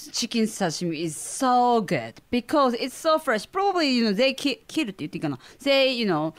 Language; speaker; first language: English; non-native, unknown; Japanese